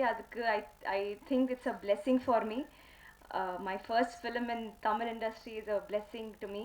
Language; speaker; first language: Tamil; non-native, learner; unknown